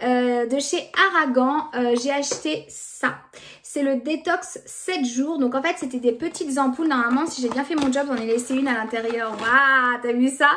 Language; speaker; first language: French; native; French